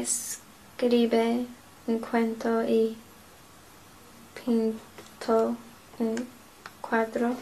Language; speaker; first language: Spanish; non-native, learner; English